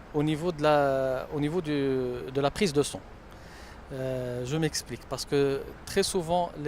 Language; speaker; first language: French; non-native, local second language; Arabic